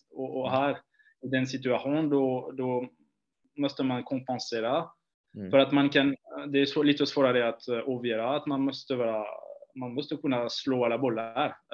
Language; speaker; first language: Swedish; non-native, fluent; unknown